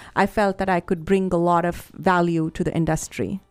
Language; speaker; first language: English; non-native, local second language; Punjabi